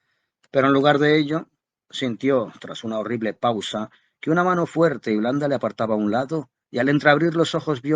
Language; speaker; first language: Spanish; native; Spanish